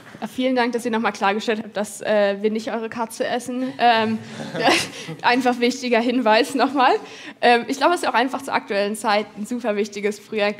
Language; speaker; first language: German; native; German